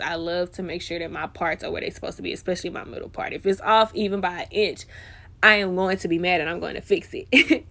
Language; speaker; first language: English; native; English